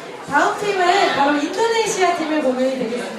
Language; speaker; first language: Korean; native; Korean